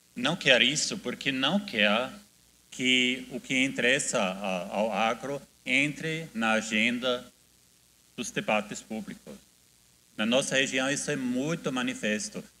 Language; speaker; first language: Portuguese; non-native, fluent; German